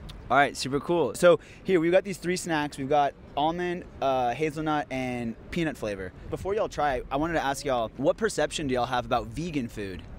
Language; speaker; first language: English; early bilingual, other home language; Spanish